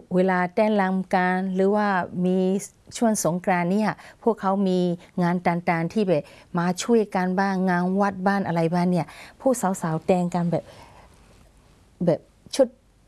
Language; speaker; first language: Thai; non-native, fluent; Burmese